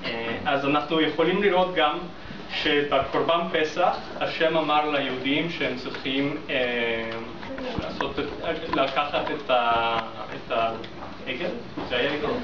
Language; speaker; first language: Hebrew; non-native, fluent; English